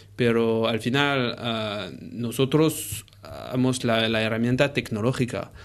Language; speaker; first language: Spanish; non-native, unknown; French